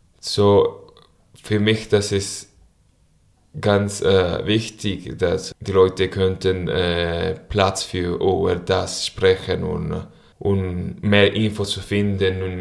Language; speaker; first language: German; non-native, learner; Spanish